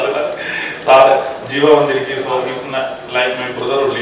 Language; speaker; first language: Tamil; non-native, learner; Malayalam